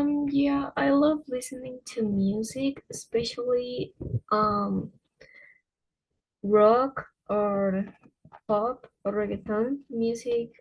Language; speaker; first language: English; non-native, fluent; Spanish